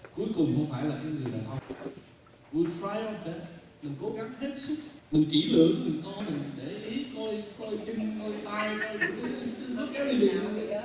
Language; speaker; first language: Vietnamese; early bilingual, heritage; Vietnamese